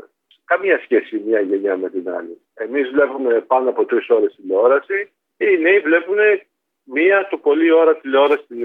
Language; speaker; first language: Greek; native; Greek